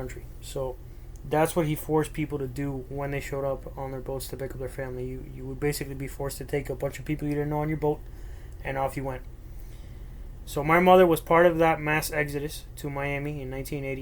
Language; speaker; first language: English; early bilingual, other home language; Spanish